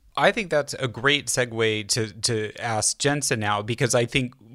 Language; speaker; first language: English; native; English